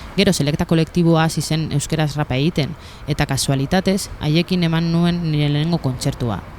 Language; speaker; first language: Basque; non-native, local second language; Spanish